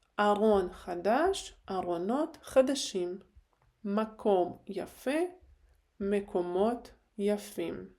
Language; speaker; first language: Hebrew; non-native, fluent; Ukrainian